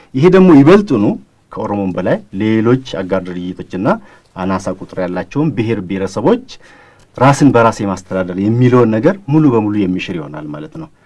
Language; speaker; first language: Amharic; non-native, local second language; Oromo